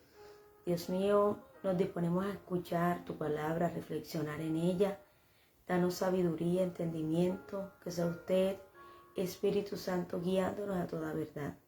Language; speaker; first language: Spanish; native; Spanish